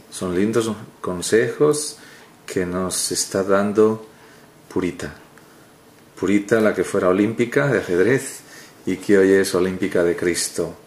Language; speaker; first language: Spanish; native; Spanish